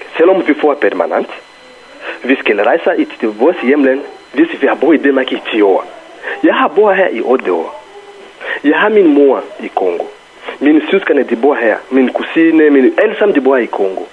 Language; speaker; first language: Danish; non-native, fluent; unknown